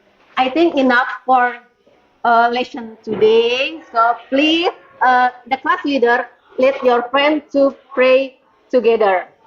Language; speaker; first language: English; non-native, learner; Indonesian